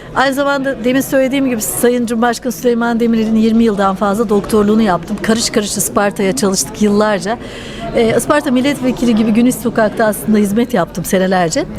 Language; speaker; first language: Turkish; native; Turkish